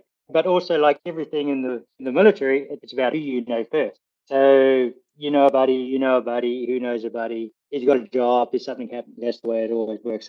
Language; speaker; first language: English; native; English